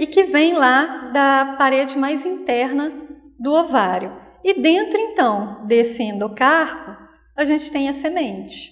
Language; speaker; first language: Portuguese; native; Portuguese